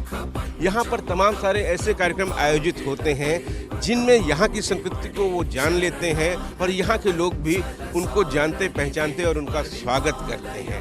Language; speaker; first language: Hindi; native; Hindi